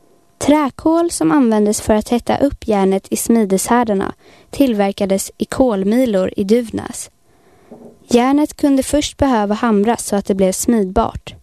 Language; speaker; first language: Swedish; native; Swedish